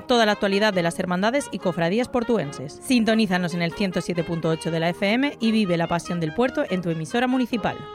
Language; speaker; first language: Spanish; native; Spanish